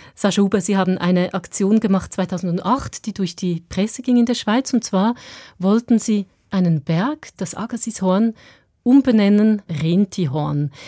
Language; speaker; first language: German; native; German